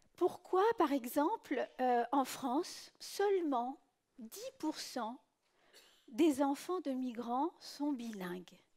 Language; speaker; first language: French; early bilingual, other home language; Spanish